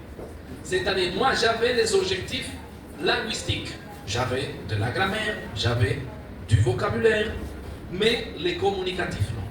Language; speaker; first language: French; non-native, fluent; Spanish